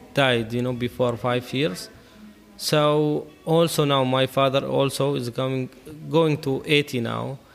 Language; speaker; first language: English; non-native, learner; Arabic